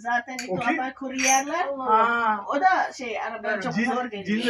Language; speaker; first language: Turkish; non-native, learner; Indonesian